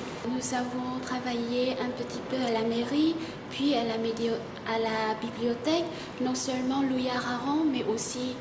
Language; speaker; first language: French; non-native, fluent; Vietnamese